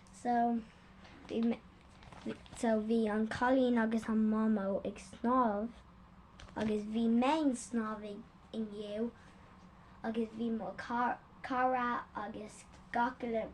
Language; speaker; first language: Irish; non-native, learner; English